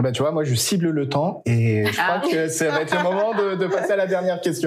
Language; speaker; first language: French; native; French